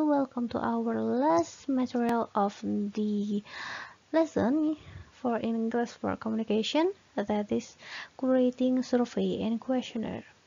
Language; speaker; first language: English; non-native, fluent; Indonesian